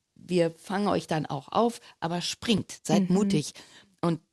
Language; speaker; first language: German; native; German